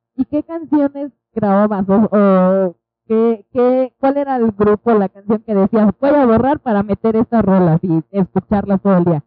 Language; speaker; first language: Spanish; native; Spanish